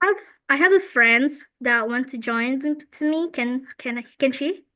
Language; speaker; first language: English; non-native, fluent; Indonesian